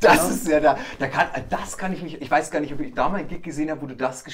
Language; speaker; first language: German; native; German